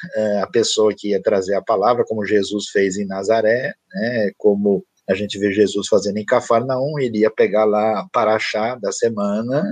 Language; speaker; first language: Portuguese; native; Portuguese